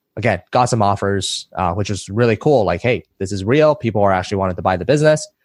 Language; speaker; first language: English; early bilingual, other home language; Chinese